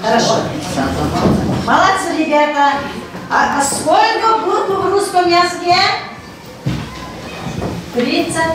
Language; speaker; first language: Russian; non-native, local second language; Kyrgyz